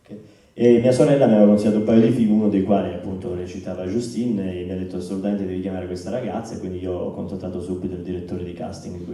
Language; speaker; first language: Italian; native; Italian